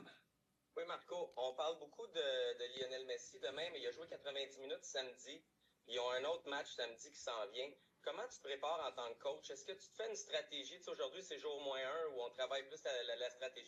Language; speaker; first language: French; native; French